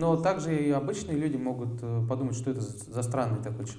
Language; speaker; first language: Russian; native; Russian